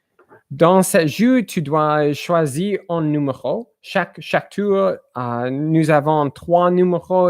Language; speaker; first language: French; non-native, learner; English